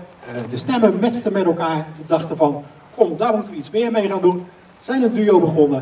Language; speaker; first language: Dutch; native; Dutch